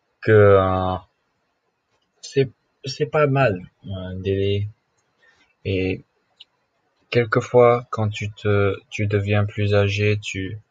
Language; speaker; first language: French; non-native, learner; English